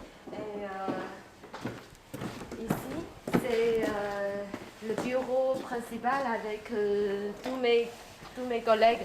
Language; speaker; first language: French; non-native, fluent; Chinese